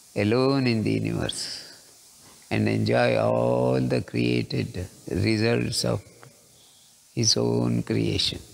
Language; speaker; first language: English; non-native, local second language; Kannada